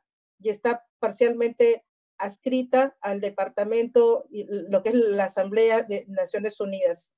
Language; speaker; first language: Spanish; native; Spanish